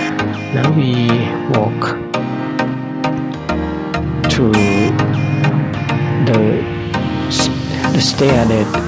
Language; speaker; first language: English; non-native, learner; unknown